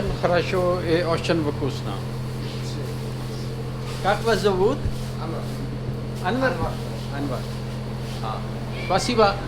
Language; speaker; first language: Russian; non-native, learner; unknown